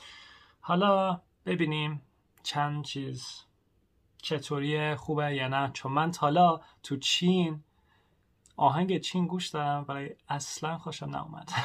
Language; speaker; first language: Persian; non-native, learner; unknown